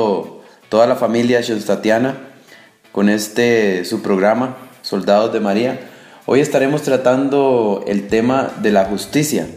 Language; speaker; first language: Spanish; native; Spanish